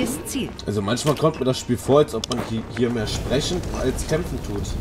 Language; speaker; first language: German; native; German